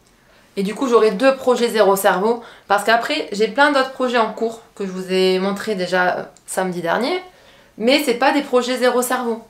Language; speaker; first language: French; native; French